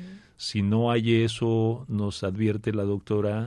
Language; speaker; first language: Spanish; native; Spanish